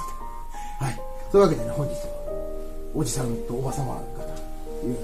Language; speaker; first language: Japanese; native; Japanese